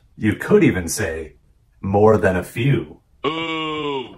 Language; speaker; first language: English; native; English